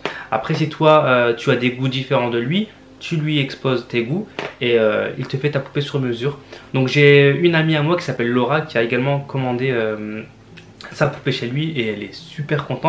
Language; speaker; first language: French; native; French